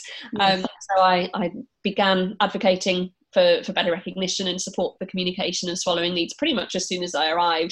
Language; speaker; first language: English; native; English